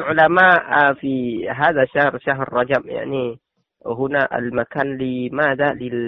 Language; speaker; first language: Arabic; non-native, learner; Indonesian